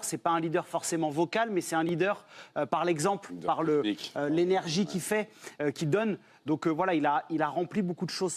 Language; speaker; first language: French; native; French